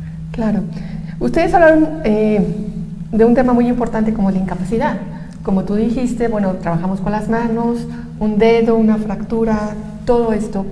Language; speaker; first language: Spanish; native; Spanish